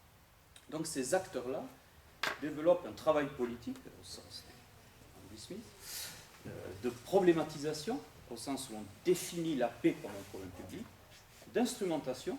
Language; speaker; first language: French; native; French